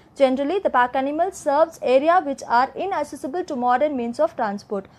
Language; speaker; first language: English; non-native, local second language; Tamil